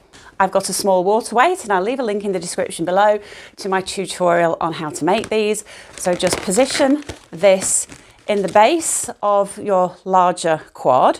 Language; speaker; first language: English; native; English